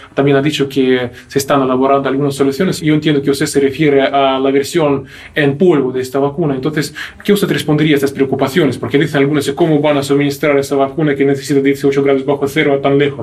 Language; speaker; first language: Spanish; non-native, fluent; Russian